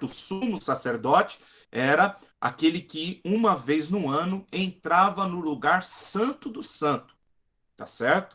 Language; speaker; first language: Portuguese; native; Portuguese